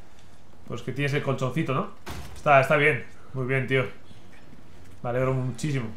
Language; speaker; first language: Spanish; native; Spanish